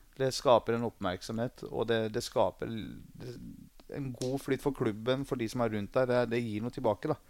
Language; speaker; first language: Norwegian; early bilingual, other home language; Persian